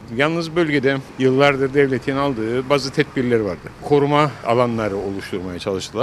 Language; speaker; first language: Turkish; native; Turkish